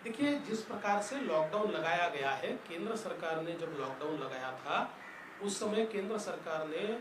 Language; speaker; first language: Hindi; non-native, local second language; Marathi